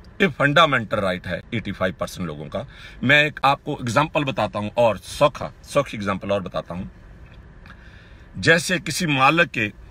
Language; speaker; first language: Hindi; non-native, local second language; Punjabi